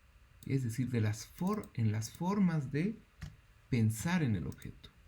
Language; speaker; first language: Spanish; native; Spanish